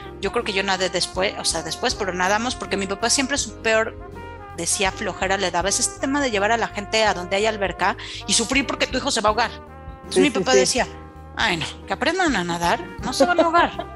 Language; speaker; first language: Spanish; native; Spanish